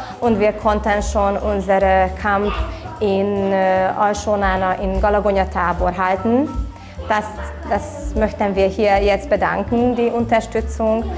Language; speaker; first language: German; non-native, local second language; Hungarian